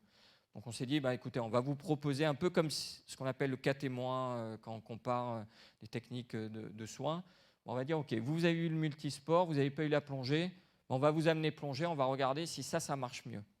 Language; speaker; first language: French; native; French